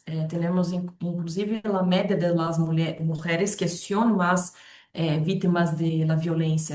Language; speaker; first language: Spanish; non-native, fluent; Portuguese